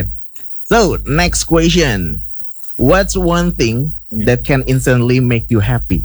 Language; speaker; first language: English; non-native, fluent; Indonesian